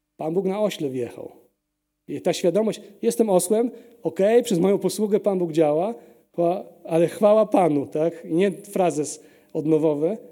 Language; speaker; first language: Polish; early bilingual, heritage; Polish